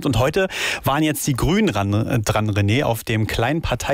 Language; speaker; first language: German; native; German